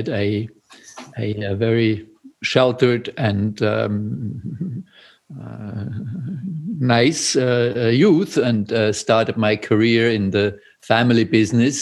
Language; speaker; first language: English; non-native, fluent; German